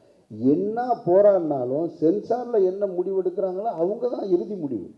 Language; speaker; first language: Tamil; native; Tamil